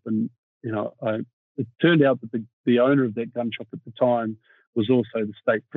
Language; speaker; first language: English; native; English